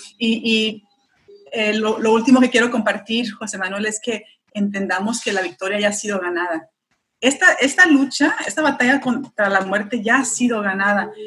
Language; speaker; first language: Spanish; early bilingual, heritage; Spanish